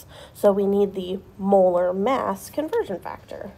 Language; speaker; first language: English; native; English